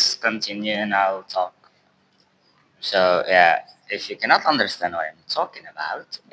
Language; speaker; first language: English; non-native, learner; Indonesian